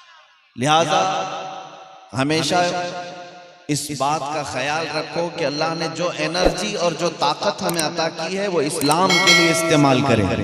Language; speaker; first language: Urdu; native; Urdu